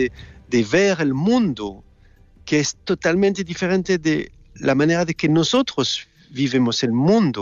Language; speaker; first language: Spanish; non-native, learner; French